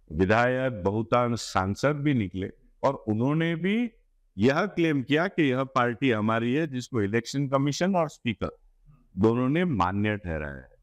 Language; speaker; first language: Hindi; non-native, local second language; Gujarati